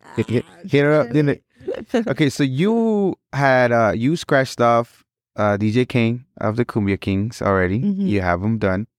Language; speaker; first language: English; early bilingual, other home language; Spanish